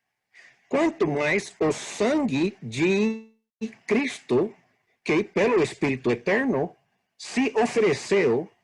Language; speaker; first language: Portuguese; non-native, fluent; English